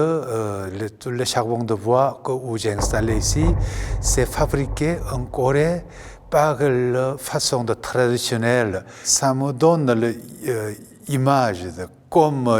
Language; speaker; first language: French; non-native, learner; Korean